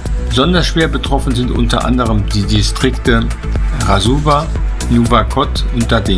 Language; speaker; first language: German; native; German